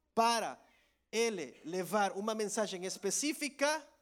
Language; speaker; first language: Portuguese; non-native, learner; Spanish